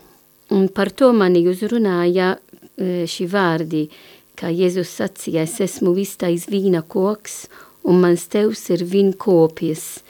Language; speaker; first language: Latvian; non-native, learner; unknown